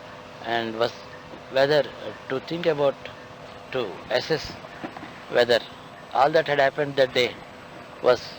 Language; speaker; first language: English; non-native, local second language; Telugu